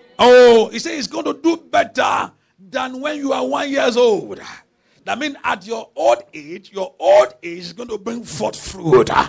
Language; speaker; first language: English; non-native, local second language; Yoruba